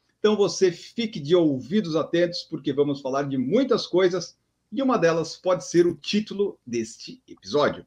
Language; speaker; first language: Portuguese; native; Portuguese